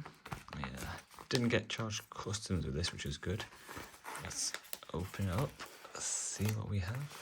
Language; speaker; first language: English; native; English